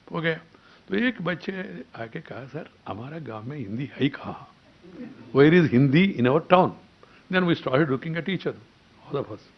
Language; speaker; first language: Hindi; non-native, local second language; Telugu